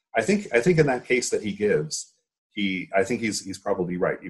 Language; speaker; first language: English; native; English